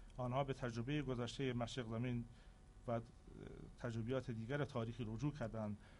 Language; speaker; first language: Persian; non-native, local second language; Central Kurdish